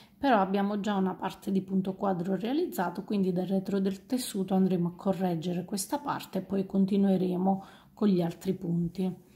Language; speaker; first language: Italian; native; Italian